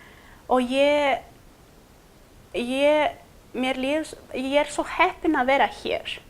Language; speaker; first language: Icelandic; non-native, fluent; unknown